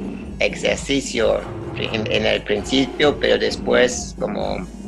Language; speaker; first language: Spanish; non-native, learner; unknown